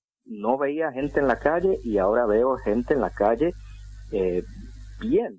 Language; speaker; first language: Spanish; non-native, fluent; English